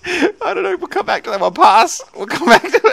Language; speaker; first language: English; native; English